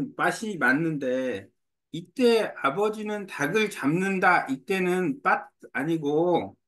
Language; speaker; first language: Korean; native; Korean